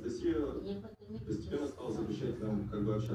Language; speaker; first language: Russian; native; Russian